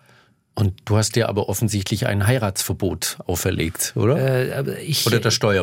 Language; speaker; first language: German; native; German